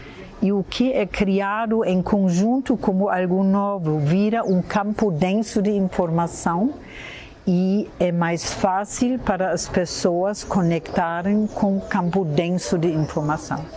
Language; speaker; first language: Portuguese; non-native, fluent; German